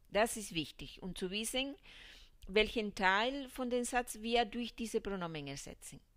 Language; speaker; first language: German; non-native, fluent; Spanish